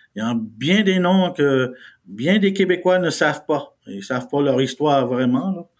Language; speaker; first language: French; non-native, fluent; Innu-aimun